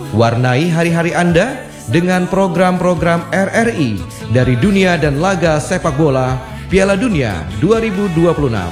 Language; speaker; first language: Indonesian; native; Indonesian